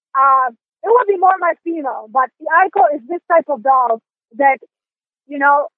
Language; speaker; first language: English; non-native, fluent; Polish